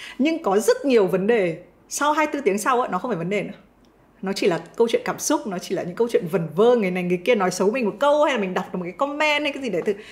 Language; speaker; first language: Vietnamese; native; Vietnamese